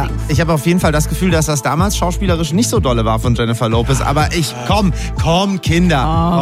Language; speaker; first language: German; native; German